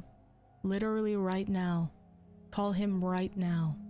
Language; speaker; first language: English; native; English